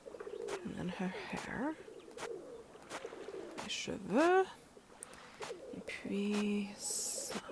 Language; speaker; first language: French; non-native, learner; English